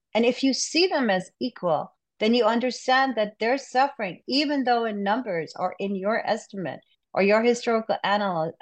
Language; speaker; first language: English; non-native, local second language; Urdu